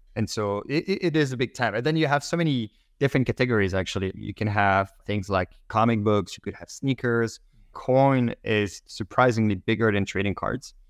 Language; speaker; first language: English; non-native, fluent; French